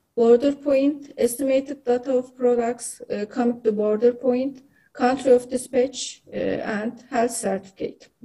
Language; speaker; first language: English; non-native, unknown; Turkish